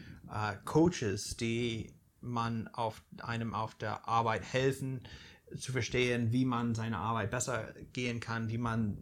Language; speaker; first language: German; non-native, fluent; English